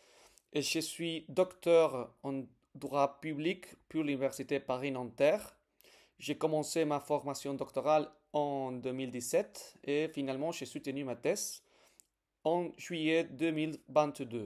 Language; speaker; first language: French; non-native, fluent; Spanish